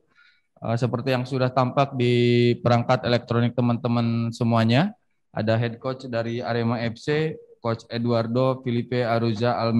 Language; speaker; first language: Indonesian; native; Indonesian